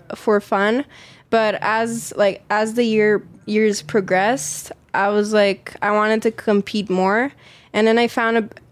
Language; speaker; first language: English; native; English